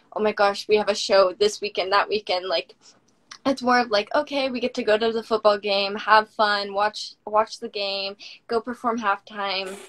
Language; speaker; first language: English; native; English